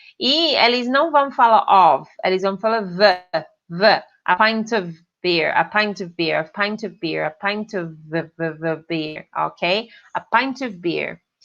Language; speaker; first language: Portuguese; non-native, fluent; English